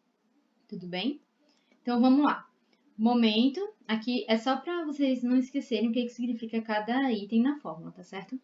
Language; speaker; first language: Portuguese; native; Portuguese